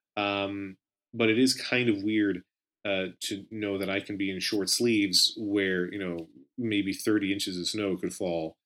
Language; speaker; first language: English; native; English